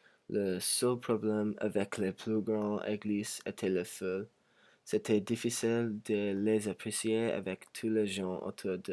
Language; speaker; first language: French; non-native, learner; English